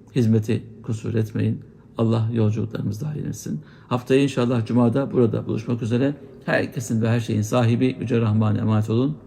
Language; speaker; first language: Turkish; native; Turkish